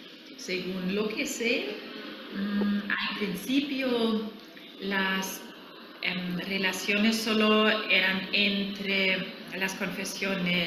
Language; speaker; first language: Spanish; non-native, fluent; German